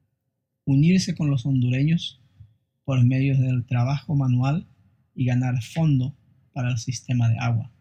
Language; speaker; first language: Spanish; non-native, fluent; English